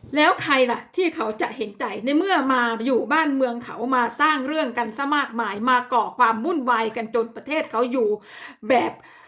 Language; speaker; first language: Thai; native; Thai